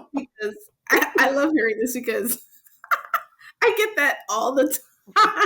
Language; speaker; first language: English; native; English